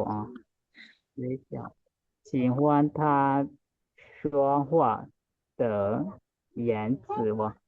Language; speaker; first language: Chinese; non-native, learner; Lao